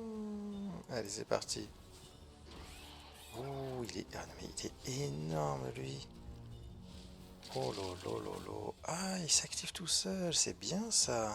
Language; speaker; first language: French; native; French